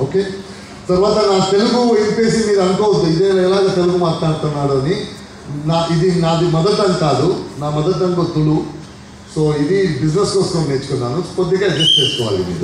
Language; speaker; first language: Telugu; non-native, local second language; Tulu